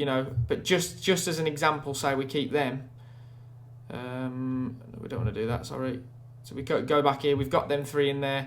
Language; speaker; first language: English; native; English